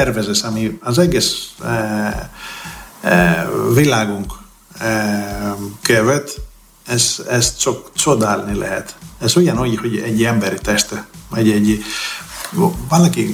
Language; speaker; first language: Hungarian; non-native, fluent; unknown